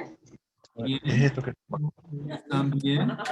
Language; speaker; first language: Spanish; non-native, fluent; English